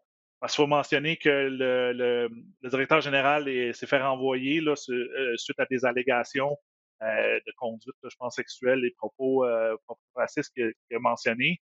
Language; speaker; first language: French; native; French